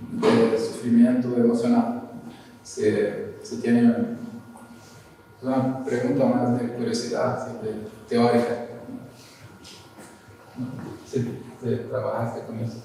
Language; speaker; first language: Spanish; non-native, learner; Portuguese